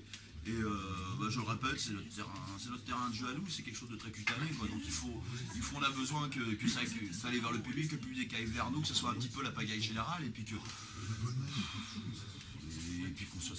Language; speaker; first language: French; native; French